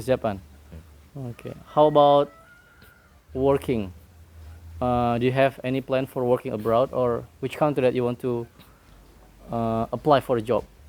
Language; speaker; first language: English; non-native, learner; Indonesian